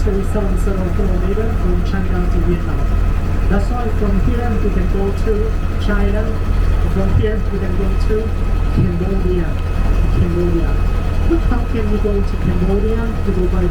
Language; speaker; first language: English; non-native, learner; Vietnamese